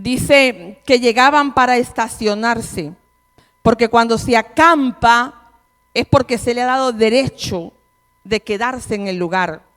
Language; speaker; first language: Spanish; native; Spanish